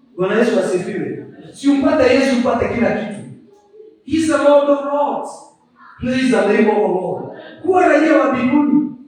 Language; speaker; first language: Swahili; non-native, local second language; Kikuyu